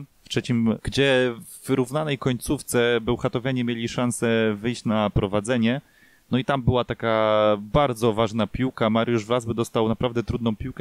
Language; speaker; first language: Polish; native; Polish